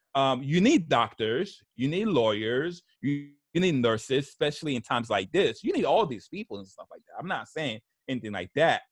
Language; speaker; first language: English; early bilingual, other home language; Haitian Creole